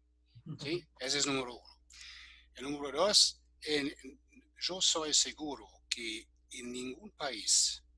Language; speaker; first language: Spanish; non-native, fluent; German